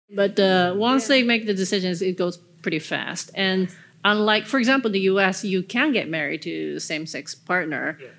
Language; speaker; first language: English; early bilingual, other home language; Korean